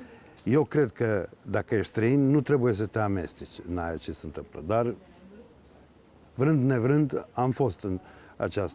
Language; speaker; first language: Romanian; early bilingual, heritage; Serbian